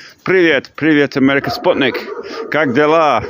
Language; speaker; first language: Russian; non-native, learner; English